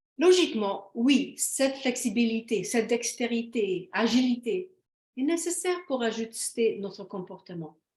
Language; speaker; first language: French; non-native, fluent; Slovenian